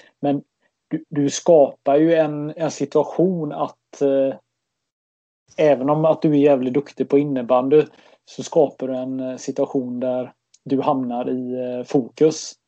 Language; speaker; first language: Swedish; native; Swedish